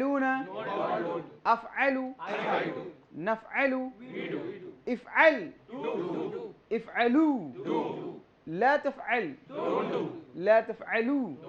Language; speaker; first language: Arabic; non-native, learner; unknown